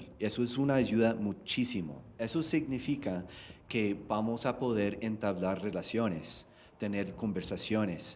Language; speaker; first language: Spanish; non-native, fluent; English